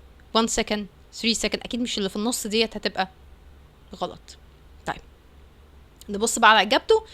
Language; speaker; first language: Arabic; native; Arabic